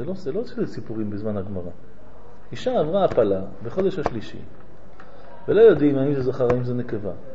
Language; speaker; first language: Hebrew; non-native, fluent; French